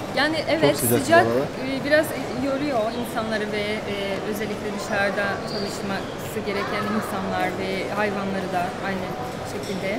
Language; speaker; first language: Turkish; non-native, fluent; Portuguese